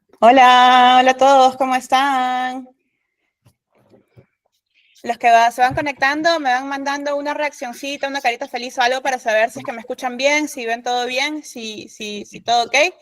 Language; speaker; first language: Spanish; native; Spanish